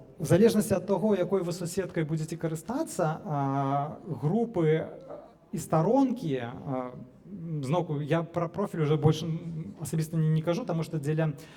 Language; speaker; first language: Belarusian; non-native, local second language; Russian